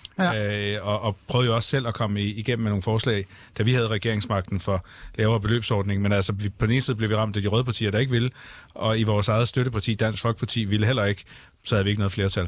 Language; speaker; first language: Danish; native; Danish